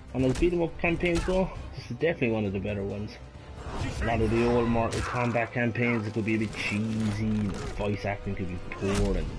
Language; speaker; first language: English; native; English